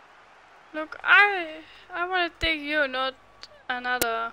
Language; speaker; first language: English; non-native, learner; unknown